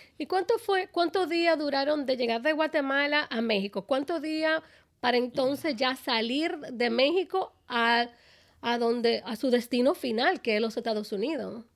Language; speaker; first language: Spanish; native; Spanish